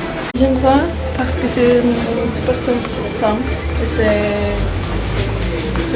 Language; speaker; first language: French; non-native, learner; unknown